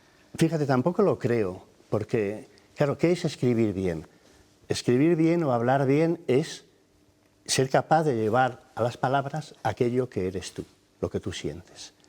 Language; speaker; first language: Spanish; native; Spanish